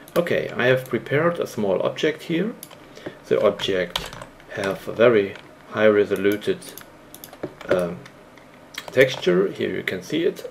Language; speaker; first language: English; non-native, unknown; German